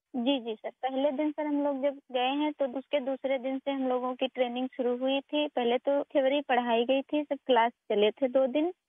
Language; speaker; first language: Hindi; native; Hindi